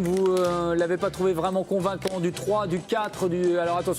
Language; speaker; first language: French; native; French